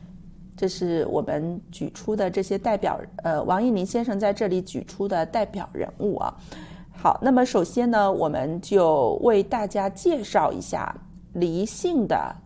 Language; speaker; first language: Chinese; native; Chinese